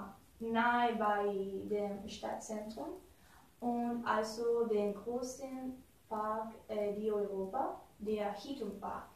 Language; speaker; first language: German; non-native, learner; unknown